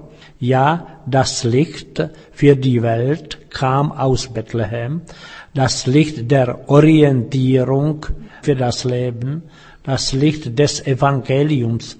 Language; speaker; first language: German; non-native, fluent; Czech